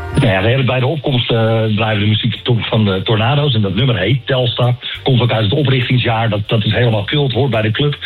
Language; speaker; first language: Dutch; native; Dutch